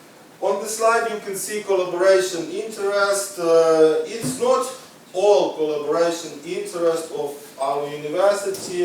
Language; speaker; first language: English; non-native, learner; Ukrainian